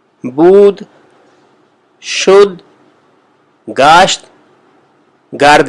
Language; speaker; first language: Persian; non-native, fluent; Urdu